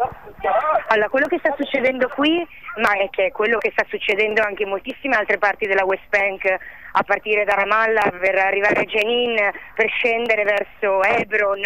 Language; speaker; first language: Italian; native; Italian